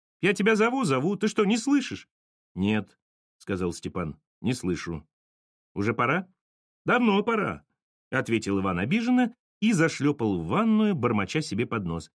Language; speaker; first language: Russian; native; Russian